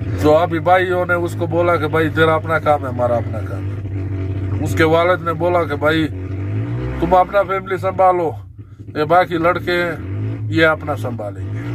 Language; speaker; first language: Urdu; non-native, local second language; Pashto